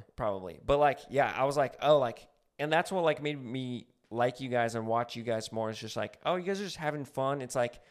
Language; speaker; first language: English; native; English